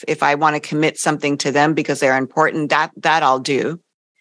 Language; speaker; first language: English; native; English